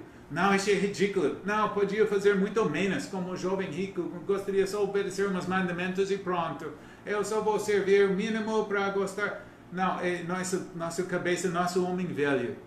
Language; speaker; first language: Portuguese; non-native, learner; English